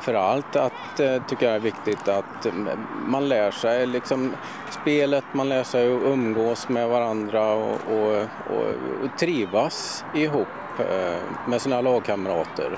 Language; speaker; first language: Swedish; native; Swedish